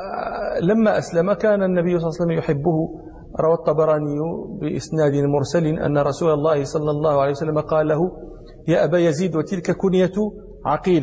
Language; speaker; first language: Arabic; native; Arabic